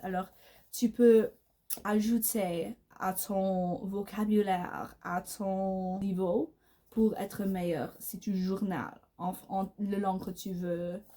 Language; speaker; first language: French; non-native, learner; English